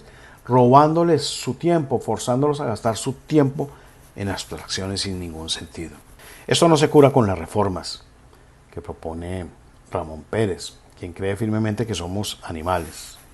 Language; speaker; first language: Spanish; native; Spanish